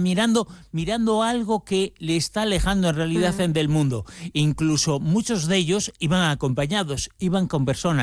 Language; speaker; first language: Spanish; native; Spanish